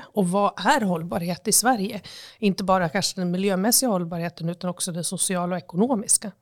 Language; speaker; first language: Swedish; native; Swedish